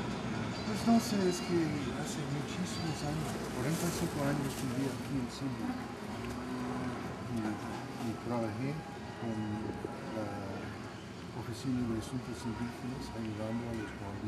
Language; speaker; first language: Spanish; non-native, fluent; English